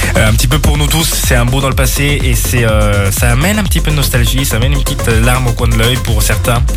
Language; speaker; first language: French; non-native, fluent; Portuguese